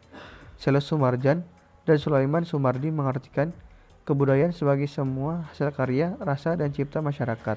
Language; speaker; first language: Indonesian; native; Indonesian